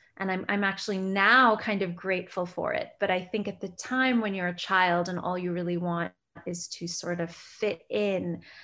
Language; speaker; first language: English; early bilingual, other home language; Gujarati